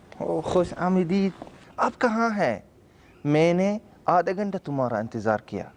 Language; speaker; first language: Hindi; non-native, learner; Arabic